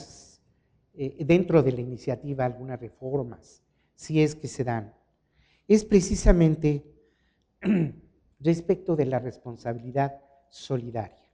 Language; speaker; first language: Spanish; native; Spanish